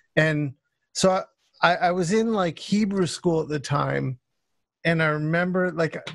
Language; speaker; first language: English; native; English